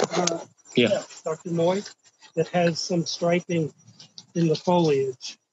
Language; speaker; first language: English; native; English